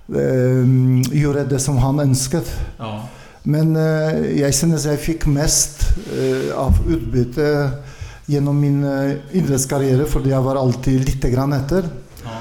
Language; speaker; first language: Swedish; non-native, fluent; Polish